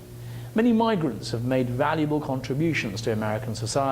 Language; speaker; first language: English; native; English